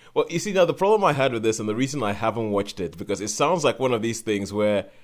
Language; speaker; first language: English; non-native, local second language; Yoruba